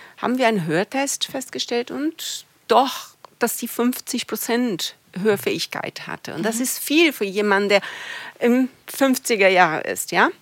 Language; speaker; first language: German; non-native, fluent; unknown